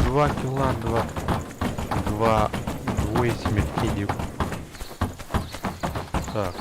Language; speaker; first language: Russian; non-native, local second language; Yakut